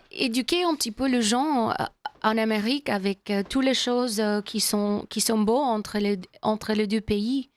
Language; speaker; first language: French; non-native, learner; English